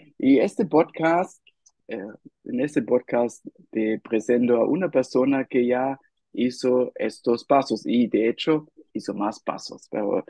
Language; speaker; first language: Spanish; non-native, fluent; German